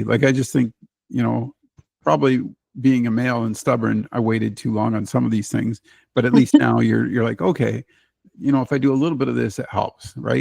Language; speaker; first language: English; native; English